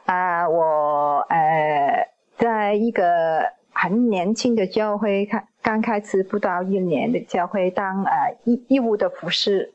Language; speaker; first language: Chinese; non-native, local second language; Cantonese